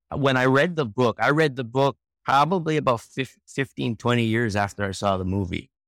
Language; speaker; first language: English; native; English